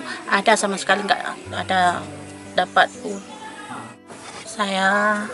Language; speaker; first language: Indonesian; non-native, local second language; Achinese